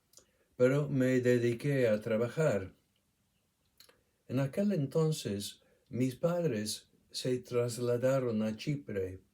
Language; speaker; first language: Spanish; non-native, fluent; English